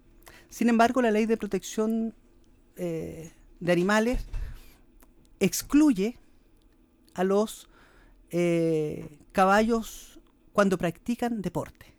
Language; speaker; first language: Spanish; native; Spanish